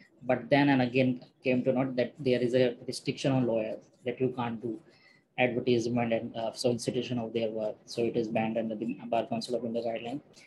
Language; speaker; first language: English; non-native, local second language; Hindi